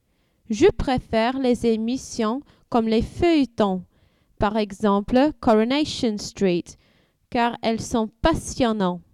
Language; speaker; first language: French; non-native, learner; English